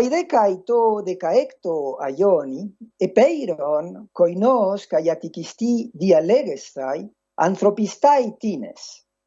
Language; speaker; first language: Greek; non-native, fluent; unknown